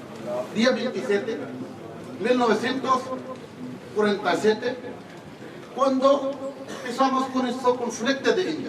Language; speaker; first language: Spanish; non-native, learner; Urdu